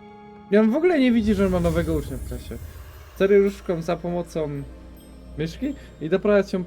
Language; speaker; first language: Polish; native; Polish